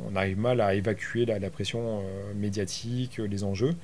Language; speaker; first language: French; native; French